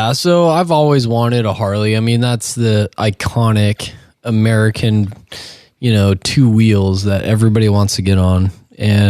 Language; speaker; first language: English; native; English